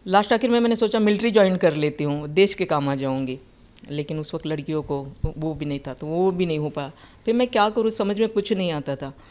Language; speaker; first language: Hindi; non-native, local second language; Marathi